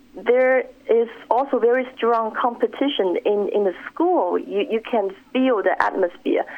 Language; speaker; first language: English; non-native, fluent; Chinese